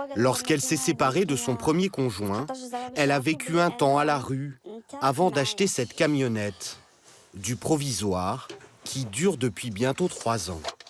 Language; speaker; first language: French; native; French